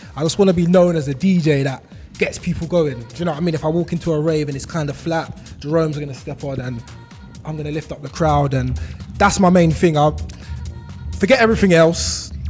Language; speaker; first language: English; native; English